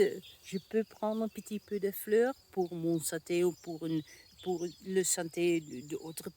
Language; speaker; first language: French; non-native, learner; Dutch